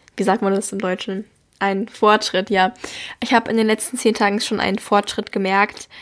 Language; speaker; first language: German; native; German